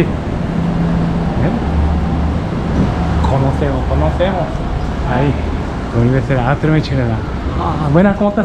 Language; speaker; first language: Spanish; non-native, learner; Japanese